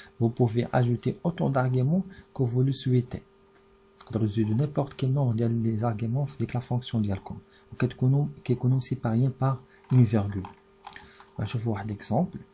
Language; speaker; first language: French; non-native, local second language; Arabic